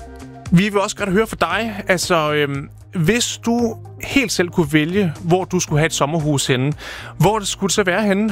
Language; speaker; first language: Danish; native; Danish